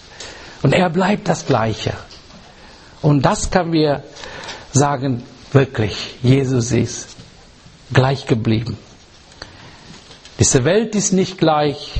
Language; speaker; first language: German; non-native, learner; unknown